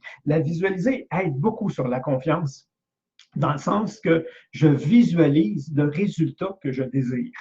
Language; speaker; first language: French; native; French